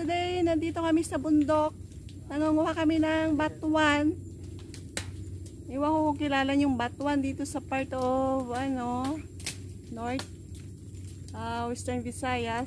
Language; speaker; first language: Filipino; non-native, local second language; Aklanon